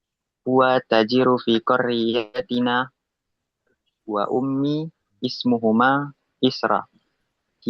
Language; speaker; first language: Arabic; non-native, learner; Indonesian